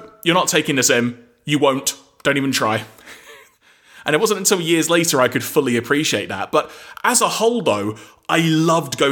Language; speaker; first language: English; native; English